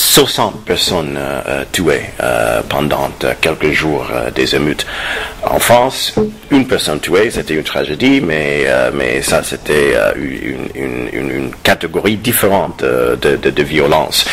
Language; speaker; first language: French; non-native, fluent; English